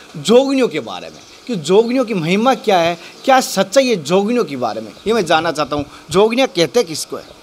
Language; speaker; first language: Hindi; native; Hindi